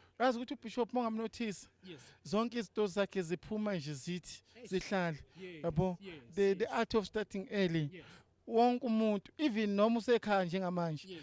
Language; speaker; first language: Zulu; native; Zulu